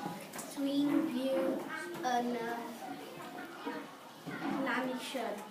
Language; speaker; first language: Welsh; non-native, learner; English